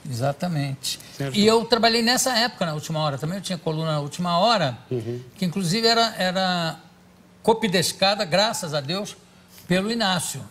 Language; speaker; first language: Portuguese; native; Portuguese